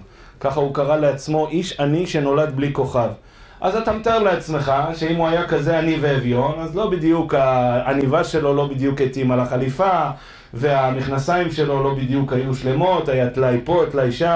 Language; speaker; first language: Hebrew; native; Hebrew